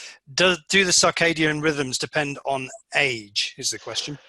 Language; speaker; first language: English; native; English